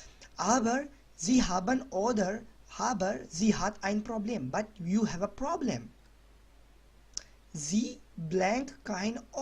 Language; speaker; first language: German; non-native, learner; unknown